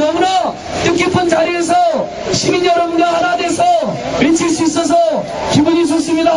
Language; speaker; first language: Korean; non-native, learner; Portuguese